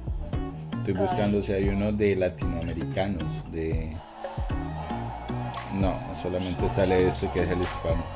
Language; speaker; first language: Spanish; native; Spanish